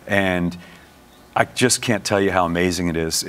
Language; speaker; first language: English; native; English